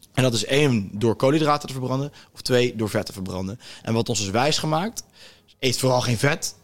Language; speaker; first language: Dutch; native; Dutch